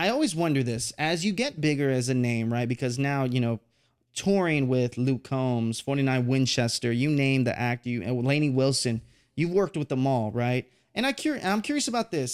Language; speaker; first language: English; native; English